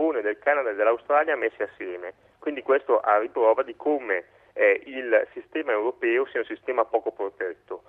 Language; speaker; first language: Italian; native; Italian